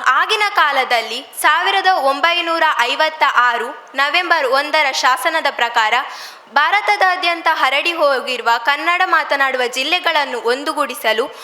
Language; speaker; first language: Kannada; native; Kannada